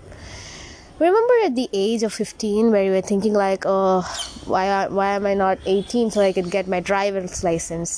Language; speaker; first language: English; non-native, local second language; Tamil